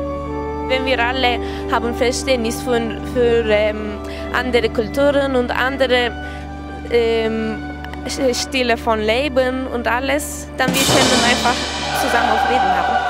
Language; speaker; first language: German; non-native, learner; Turkish